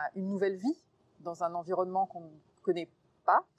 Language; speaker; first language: French; native; French